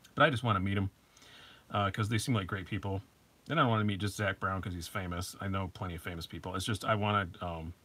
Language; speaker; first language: English; native; English